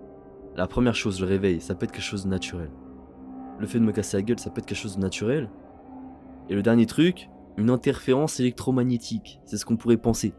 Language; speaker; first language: French; native; French